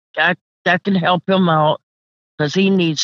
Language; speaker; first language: English; native; English